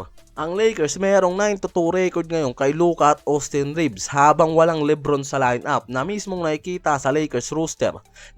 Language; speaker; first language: Filipino; native; Filipino